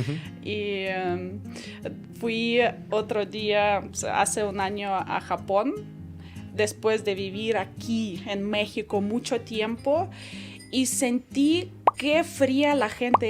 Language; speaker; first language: Spanish; non-native, fluent; Ukrainian